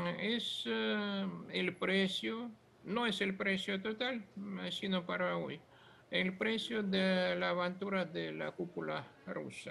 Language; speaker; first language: Spanish; non-native, fluent; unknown